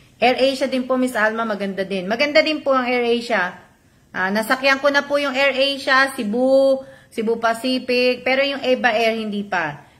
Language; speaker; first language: Filipino; native; Filipino